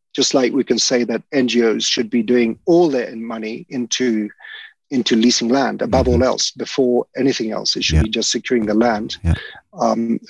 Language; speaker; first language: English; native; English